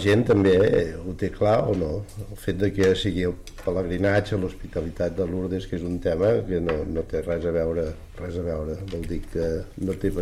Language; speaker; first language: Catalan; native; Catalan